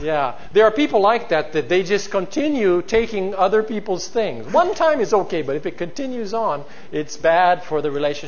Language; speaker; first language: English; native; English